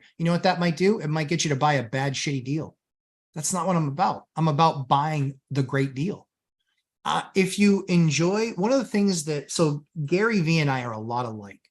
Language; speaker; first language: English; native; English